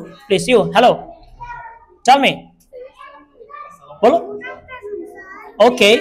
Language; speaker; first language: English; non-native, local second language; Bangla